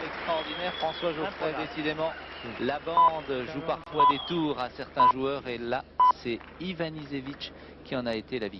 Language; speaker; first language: French; native; French